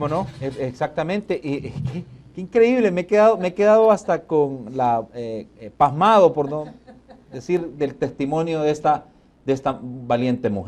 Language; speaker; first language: Spanish; native; Spanish